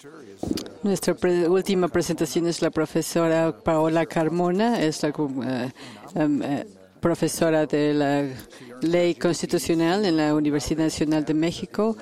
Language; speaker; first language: Spanish; non-native, fluent; English